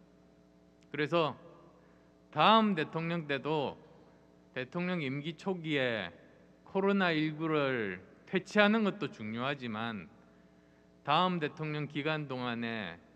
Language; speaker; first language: Korean; native; Korean